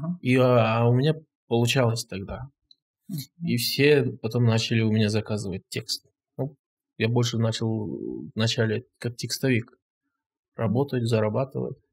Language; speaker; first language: Russian; non-native, local second language; Kazakh